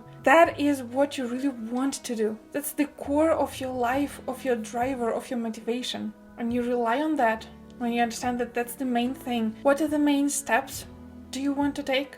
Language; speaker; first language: English; non-native, fluent; Russian